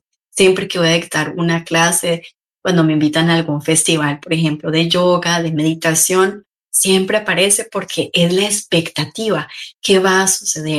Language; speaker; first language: Spanish; native; Spanish